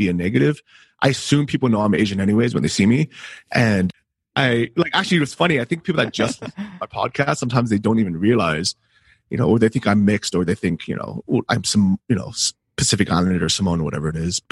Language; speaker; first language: English; native; English